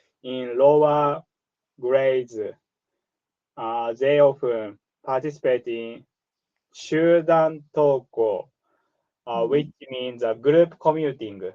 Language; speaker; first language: English; non-native, learner; Japanese